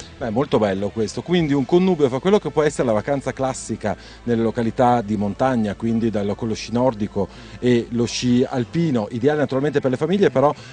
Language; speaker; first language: Italian; native; Italian